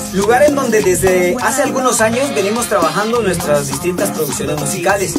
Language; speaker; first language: Spanish; native; Spanish